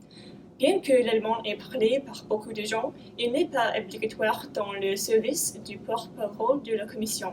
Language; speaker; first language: French; non-native, learner; English